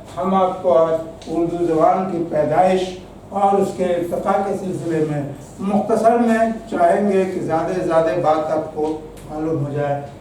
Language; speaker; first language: Urdu; native; Urdu